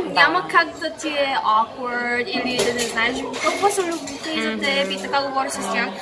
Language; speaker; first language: Bulgarian; early bilingual, other home language; Korean